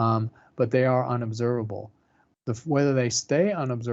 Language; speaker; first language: English; native; English